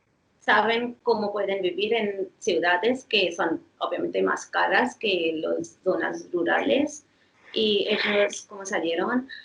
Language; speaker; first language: Spanish; non-native, fluent; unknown